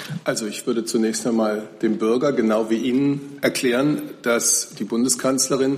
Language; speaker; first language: German; native; German